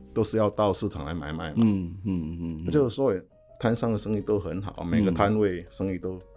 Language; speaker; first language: Chinese; native; Chinese